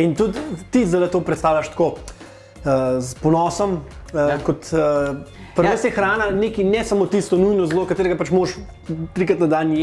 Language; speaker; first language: Slovenian; native; Slovenian